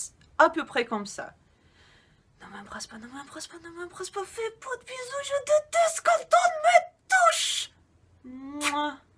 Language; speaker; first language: French; non-native, fluent; Russian